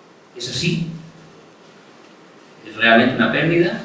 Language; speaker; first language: Spanish; non-native, local second language; Catalan